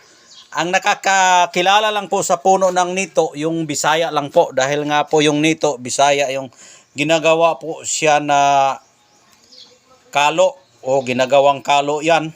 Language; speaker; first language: Filipino; non-native, local second language; Cebuano